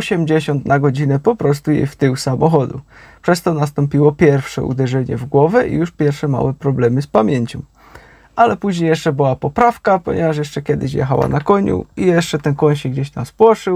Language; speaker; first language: Polish; native; Polish